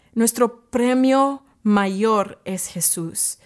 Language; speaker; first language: Spanish; early bilingual, other home language; English